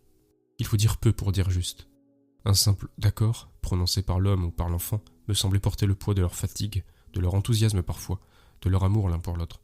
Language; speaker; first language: French; native; French